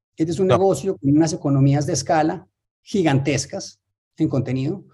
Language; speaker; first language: Spanish; native; Spanish